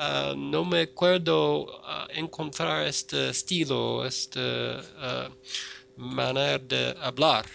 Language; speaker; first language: Spanish; non-native, fluent; English